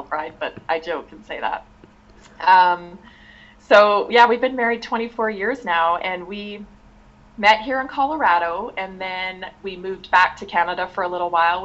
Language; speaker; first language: English; native; English